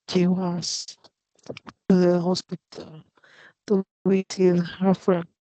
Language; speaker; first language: English; non-native, learner; Spanish